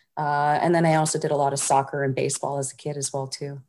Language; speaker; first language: English; native; English